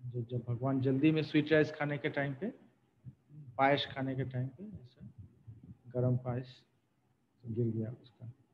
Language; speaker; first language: Hindi; non-native, local second language; Bangla